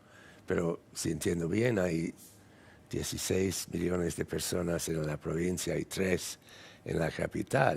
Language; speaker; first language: Spanish; non-native, fluent; English